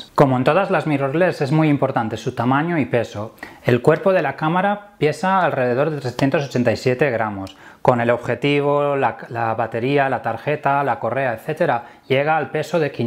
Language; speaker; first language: Spanish; native; Spanish